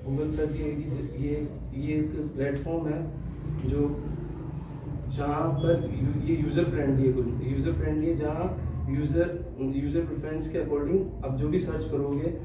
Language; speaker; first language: Hindi; native; Hindi